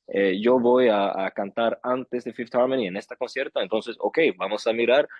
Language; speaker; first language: Spanish; early bilingual, heritage; Swedish